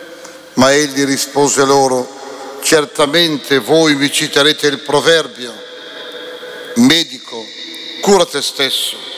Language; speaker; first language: Italian; native; Italian